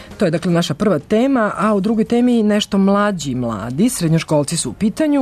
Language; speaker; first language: Serbian; native; Serbian